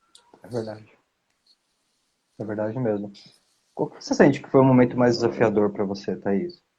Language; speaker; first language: Portuguese; native; Portuguese